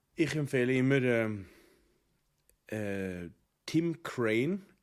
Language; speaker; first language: German; non-native, learner; Norwegian